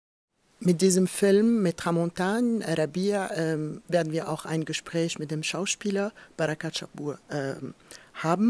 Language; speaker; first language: German; non-native, fluent; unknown